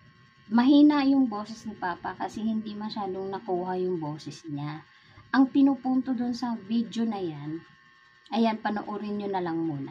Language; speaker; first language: Filipino; non-native, local second language; Cebuano